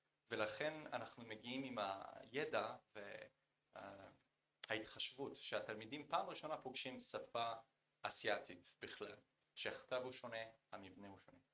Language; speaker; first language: Hebrew; non-native, fluent; Korean